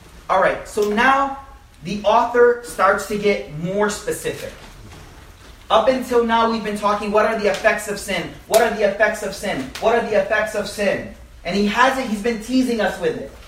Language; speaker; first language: English; native; English